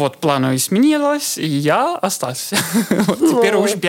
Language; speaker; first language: Russian; non-native, learner; Estonian